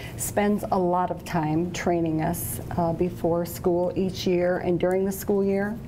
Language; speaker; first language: English; native; English